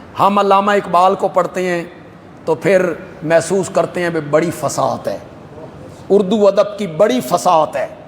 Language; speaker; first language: Urdu; non-native, local second language; Punjabi